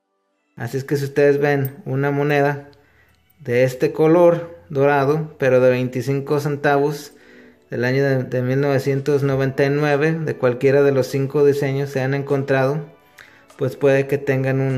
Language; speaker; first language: Spanish; native; Spanish